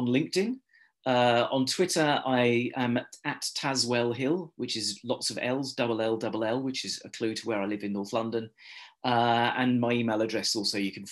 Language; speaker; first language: English; native; English